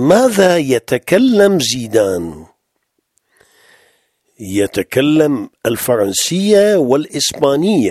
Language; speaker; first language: Arabic; non-native, fluent; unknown